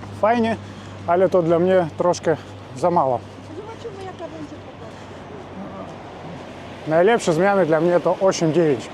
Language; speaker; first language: Polish; non-native, fluent; Russian